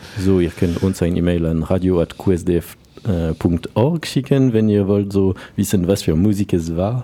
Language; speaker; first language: German; non-native, learner; French